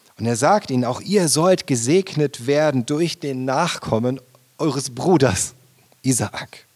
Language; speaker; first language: German; native; German